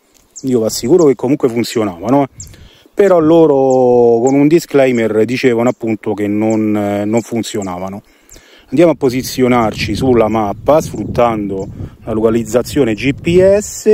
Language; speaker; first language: Italian; native; Italian